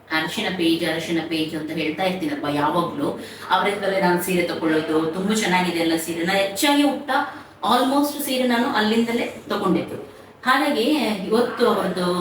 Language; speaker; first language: Kannada; native; Kannada